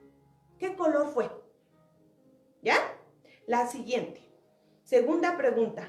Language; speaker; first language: Spanish; native; Spanish